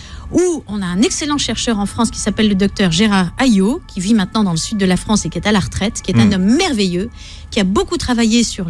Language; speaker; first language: French; native; French